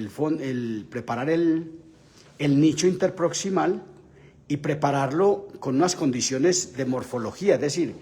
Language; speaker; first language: Spanish; native; Spanish